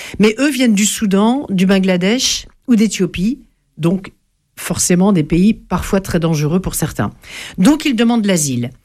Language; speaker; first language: French; native; French